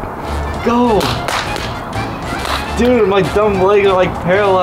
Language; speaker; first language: English; native; English